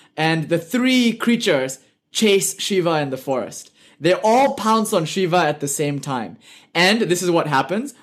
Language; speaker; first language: English; native; English